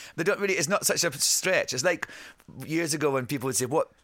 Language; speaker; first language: English; native; English